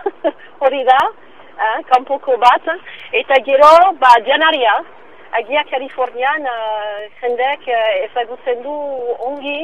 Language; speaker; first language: Basque; non-native, local second language; French